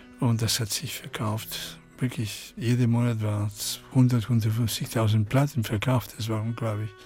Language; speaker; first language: German; non-native, fluent; Catalan